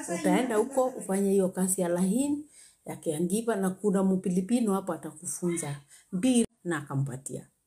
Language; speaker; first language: Swahili; native; Swahili